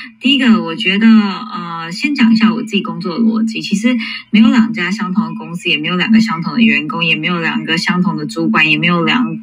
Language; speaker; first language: Chinese; early bilingual, heritage; English